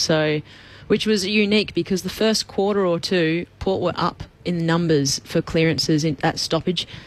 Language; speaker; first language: English; native; English